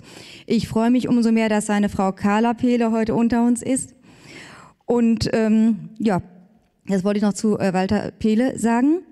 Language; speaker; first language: German; native; German